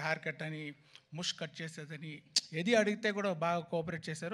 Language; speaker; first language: Telugu; non-native, learner; Tamil